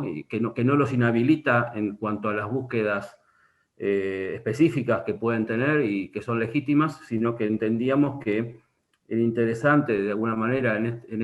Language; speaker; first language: Spanish; native; Spanish